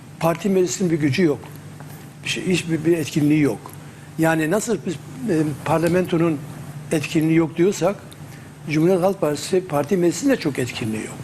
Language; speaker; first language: Turkish; native; Turkish